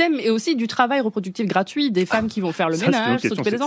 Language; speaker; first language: French; native; French